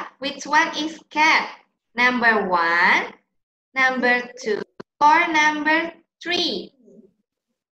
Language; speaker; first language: English; non-native, learner; Indonesian